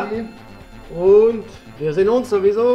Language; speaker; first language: German; non-native, learner; French